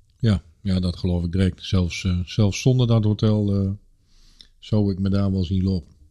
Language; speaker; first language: Dutch; native; Dutch